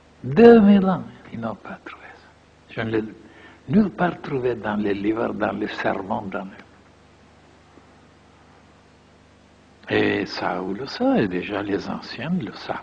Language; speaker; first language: French; non-native, fluent; Bulgarian